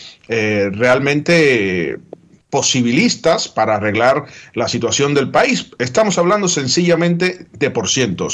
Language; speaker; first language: Spanish; native; Spanish